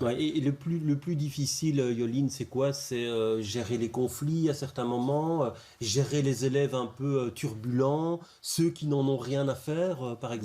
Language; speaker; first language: French; native; French